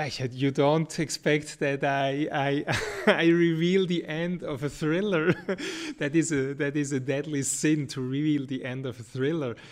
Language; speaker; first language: English; non-native, fluent; German